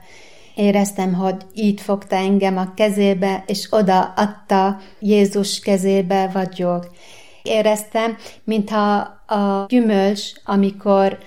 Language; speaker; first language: Hungarian; non-native, learner; Arabic